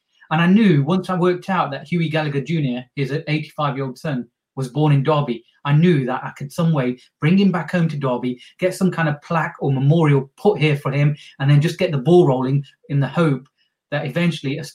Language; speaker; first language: English; native; English